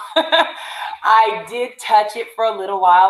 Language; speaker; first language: English; native; English